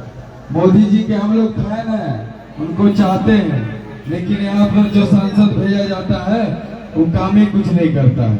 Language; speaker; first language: Hindi; non-native, local second language; Magahi